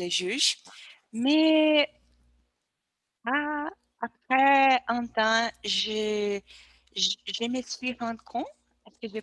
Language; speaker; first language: French; non-native, learner; Portuguese